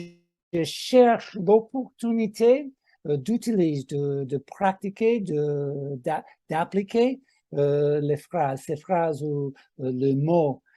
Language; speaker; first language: French; non-native, fluent; English